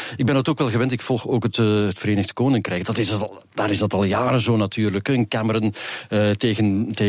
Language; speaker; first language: Dutch; native; Dutch